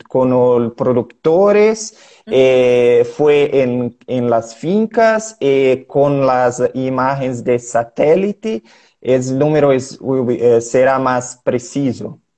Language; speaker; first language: Spanish; non-native, learner; Portuguese